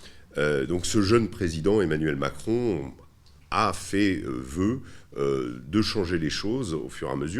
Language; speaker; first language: French; native; French